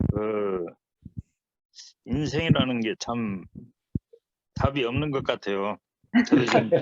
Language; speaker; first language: Korean; native; Korean